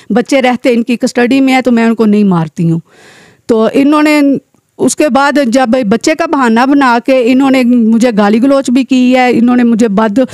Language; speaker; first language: Urdu; non-native, local second language; Pahari-Potwari